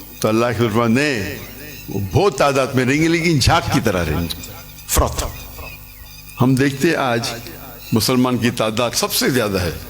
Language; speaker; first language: Urdu; non-native, local second language; English